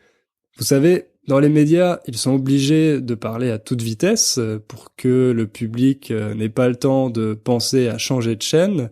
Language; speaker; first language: French; native; French